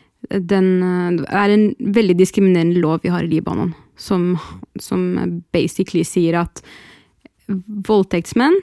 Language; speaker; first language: Norwegian; early bilingual, other home language; Arabic